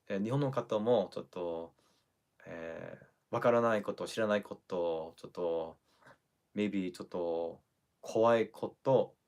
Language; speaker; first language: Japanese; non-native, learner; English